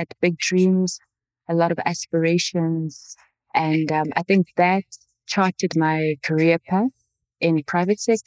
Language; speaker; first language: English; non-native, local second language; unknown